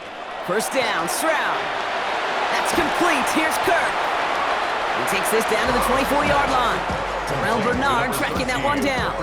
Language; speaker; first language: English; native; English